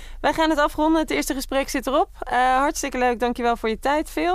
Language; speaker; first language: Dutch; native; Dutch